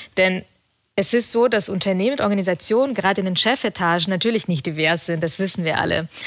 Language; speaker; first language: German; early bilingual, other home language; Russian